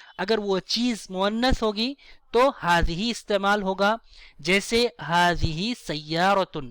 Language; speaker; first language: Urdu; native; Urdu